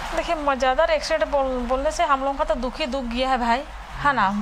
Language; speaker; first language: Hindi; non-native, local second language; Santali